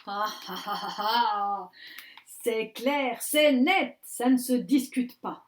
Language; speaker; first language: French; native; French